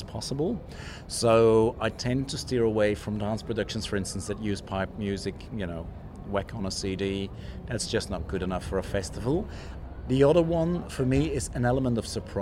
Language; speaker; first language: English; non-native, fluent; Dutch